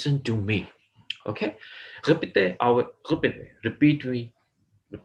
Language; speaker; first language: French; non-native, fluent; Urdu